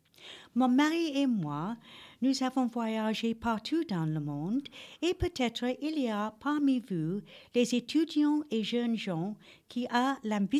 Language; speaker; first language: French; non-native, fluent; English